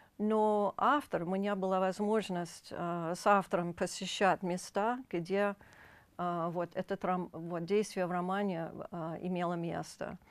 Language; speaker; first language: Russian; non-native, fluent; English